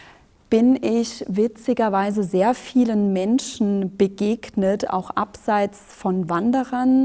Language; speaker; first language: German; native; German